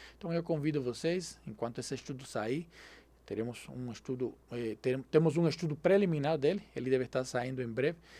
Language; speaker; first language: Portuguese; non-native, fluent; Spanish